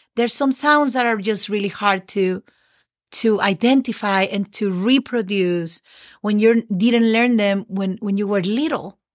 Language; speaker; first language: English; non-native, fluent; Spanish